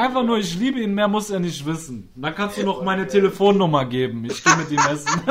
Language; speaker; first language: German; native; German